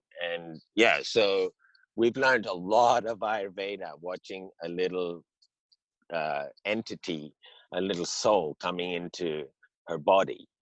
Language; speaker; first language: English; early bilingual, heritage; English